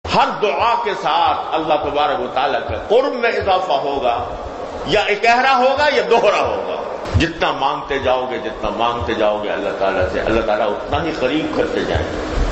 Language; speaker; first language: Urdu; native; Urdu